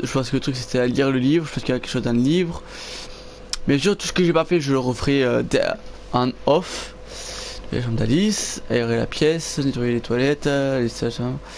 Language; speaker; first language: French; native; French